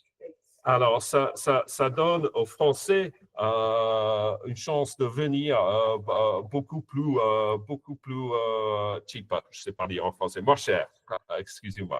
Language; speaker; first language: French; non-native, fluent; English